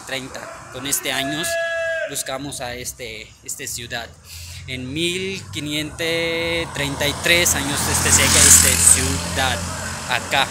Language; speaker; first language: Spanish; non-native, learner; Urdu